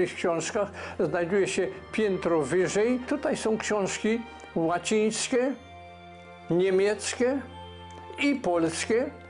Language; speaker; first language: Polish; native; Polish